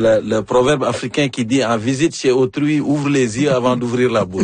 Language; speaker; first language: French; native; French